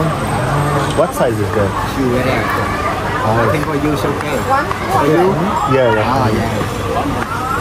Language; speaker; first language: English; non-native, learner; Portuguese